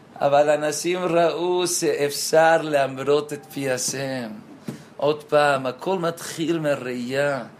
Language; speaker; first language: Hebrew; non-native, fluent; Spanish